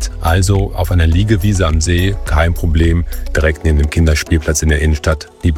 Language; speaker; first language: German; native; German